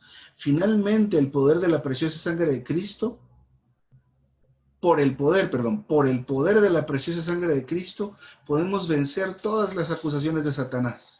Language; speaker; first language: Spanish; native; Spanish